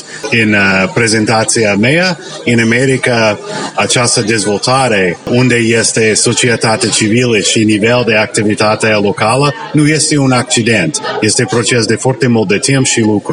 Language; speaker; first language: Romanian; non-native, learner; English